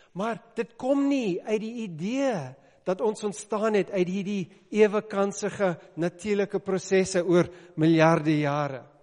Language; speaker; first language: Afrikaans; non-native, local second language; English